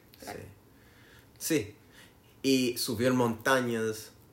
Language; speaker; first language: Spanish; non-native, learner; English